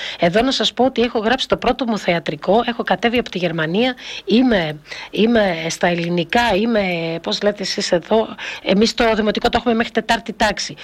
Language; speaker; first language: Greek; early bilingual, heritage; Greek